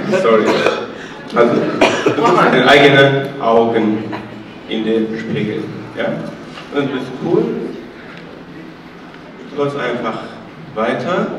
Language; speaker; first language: German; non-native, learner; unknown